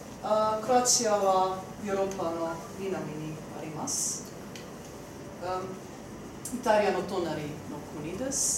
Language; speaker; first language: Japanese; non-native, learner; Croatian